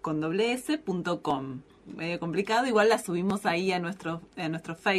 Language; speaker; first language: Spanish; native; Spanish